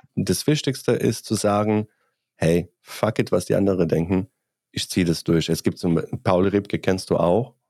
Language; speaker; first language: German; non-native, fluent; Bosnian